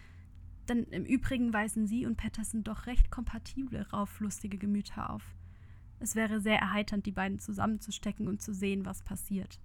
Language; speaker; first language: German; native; German